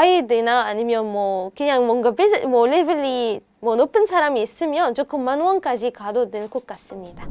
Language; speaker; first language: Korean; non-native, fluent; Arabic